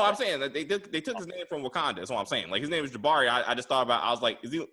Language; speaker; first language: English; native; English